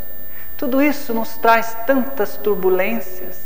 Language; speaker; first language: Portuguese; native; Portuguese